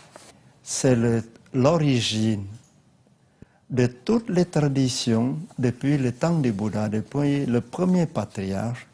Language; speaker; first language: French; non-native, learner; Lao